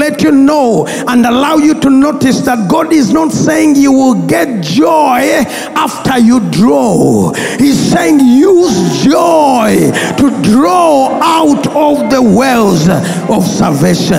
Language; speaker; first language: English; non-native, local second language; Ganda